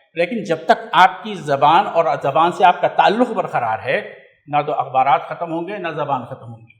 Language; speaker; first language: Urdu; native; Urdu